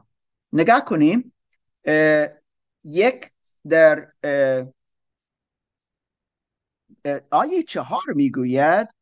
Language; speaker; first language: Persian; non-native, learner; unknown